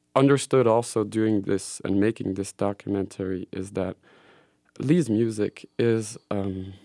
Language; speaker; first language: English; non-native, fluent; French